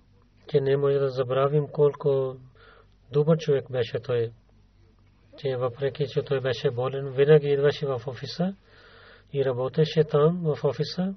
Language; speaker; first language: Bulgarian; non-native, learner; Urdu